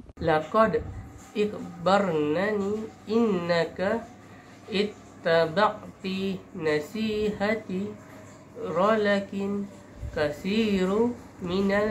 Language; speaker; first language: Arabic; non-native, learner; Malay